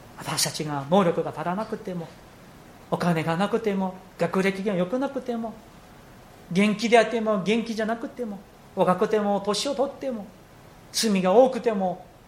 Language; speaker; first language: Japanese; non-native, fluent; Korean